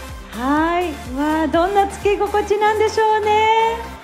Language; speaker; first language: Japanese; native; Japanese